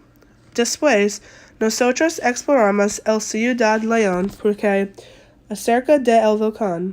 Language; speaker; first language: Spanish; non-native, learner; English